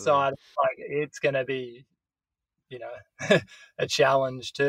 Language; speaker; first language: English; native; English